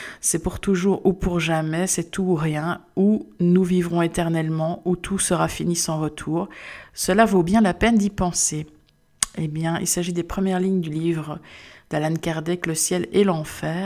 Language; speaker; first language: French; native; French